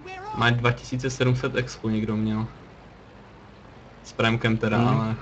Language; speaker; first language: Czech; native; Czech